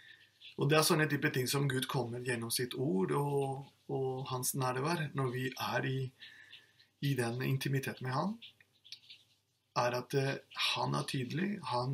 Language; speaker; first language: Norwegian; non-native, fluent; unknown